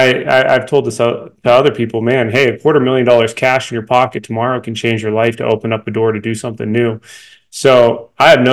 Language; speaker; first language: English; native; English